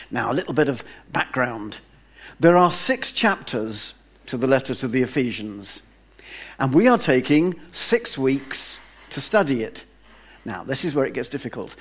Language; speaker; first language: English; native; English